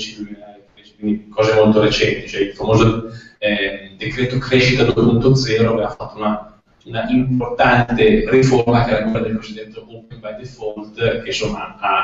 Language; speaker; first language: Italian; native; Italian